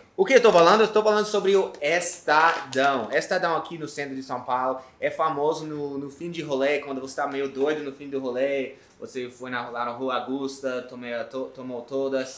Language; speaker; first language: Portuguese; non-native, fluent; English